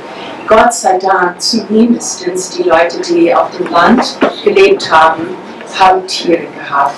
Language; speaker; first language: German; non-native, fluent; English